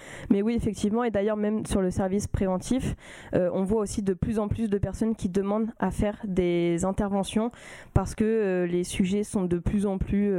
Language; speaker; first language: French; native; French